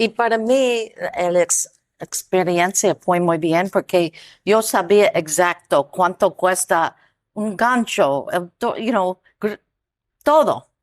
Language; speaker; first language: Spanish; non-native, learner; English